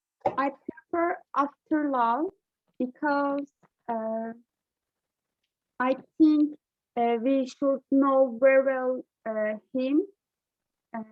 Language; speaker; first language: English; non-native, learner; Turkish